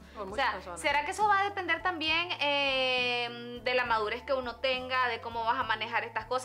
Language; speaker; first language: Spanish; native; Spanish